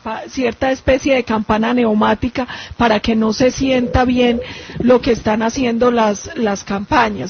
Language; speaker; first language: Spanish; native; Spanish